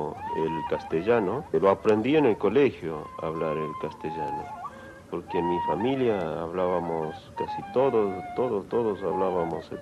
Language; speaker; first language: Spanish; non-native, local second language; Quechua